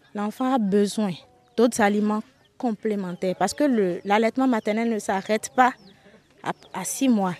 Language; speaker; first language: French; non-native, local second language; Fon